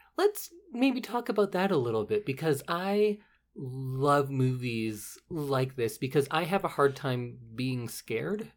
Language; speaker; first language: English; native; English